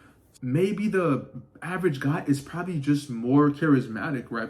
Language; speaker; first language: English; native; English